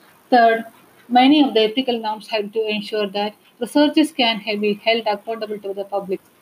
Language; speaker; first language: English; non-native, local second language; Malayalam